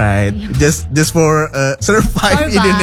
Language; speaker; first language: English; non-native, fluent; Indonesian